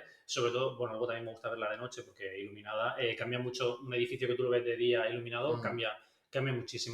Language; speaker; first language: Spanish; native; Spanish